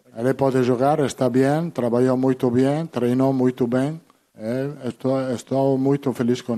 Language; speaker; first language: Portuguese; non-native, fluent; Italian